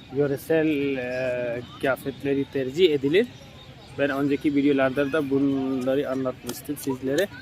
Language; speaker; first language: Turkish; non-native, fluent; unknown